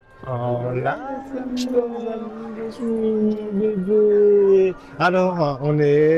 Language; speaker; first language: French; native; French